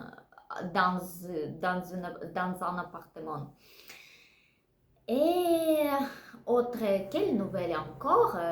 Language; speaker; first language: French; non-native, learner; Russian